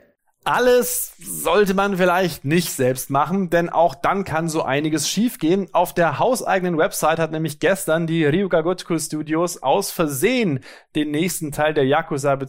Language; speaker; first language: German; native; German